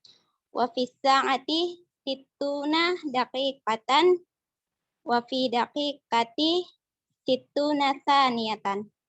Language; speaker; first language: Arabic; non-native, learner; Indonesian